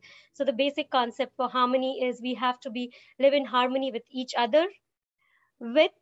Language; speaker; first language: English; non-native, local second language; Hindi